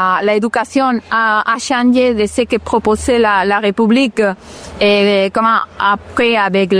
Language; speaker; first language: French; non-native, fluent; Spanish